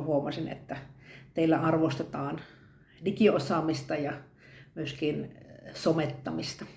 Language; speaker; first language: Finnish; native; Finnish